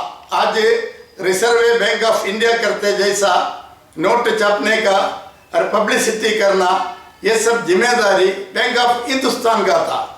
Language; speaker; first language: Hindi; non-native, local second language; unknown